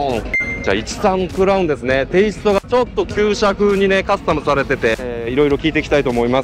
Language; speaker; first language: Japanese; native; Japanese